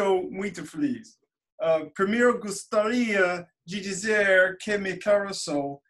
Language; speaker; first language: Portuguese; non-native, learner; English